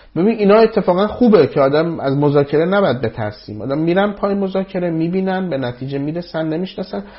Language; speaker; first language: Persian; native; Persian